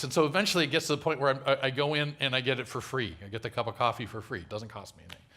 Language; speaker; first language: English; native; English